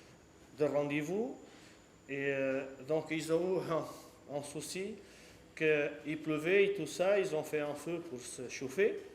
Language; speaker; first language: French; non-native, fluent; Portuguese